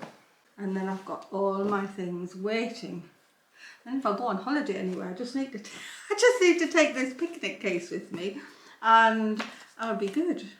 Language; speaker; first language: English; native; English